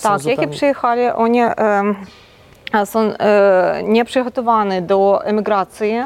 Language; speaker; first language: Polish; non-native, local second language; Ukrainian